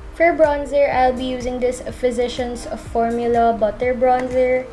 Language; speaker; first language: English; non-native, local second language; Filipino